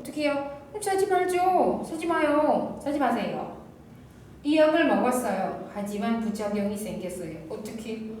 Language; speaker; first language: Korean; non-native, fluent; Indonesian